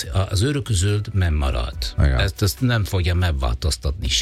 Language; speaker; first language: Hungarian; non-native, fluent; Italian